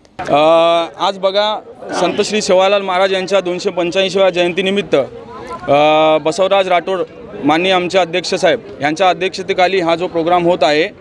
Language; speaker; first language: Marathi; non-native, local second language; Lambadi